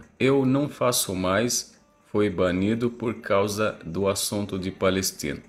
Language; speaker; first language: Portuguese; non-native, fluent; Arabic